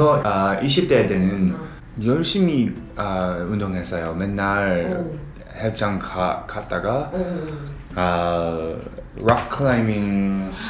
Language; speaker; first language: Korean; non-native, learner; English